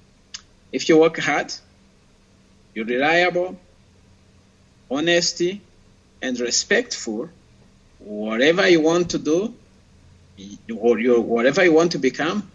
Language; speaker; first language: English; non-native, local second language; Kinyarwanda